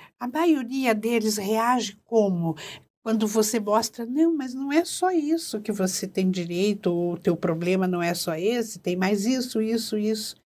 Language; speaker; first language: Portuguese; native; Portuguese